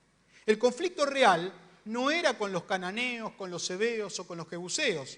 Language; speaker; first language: Spanish; native; Spanish